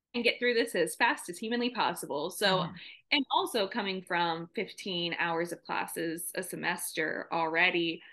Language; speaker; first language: English; native; English